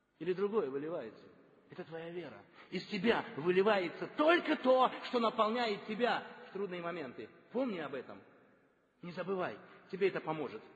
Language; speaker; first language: Russian; non-native, local second language; Tajik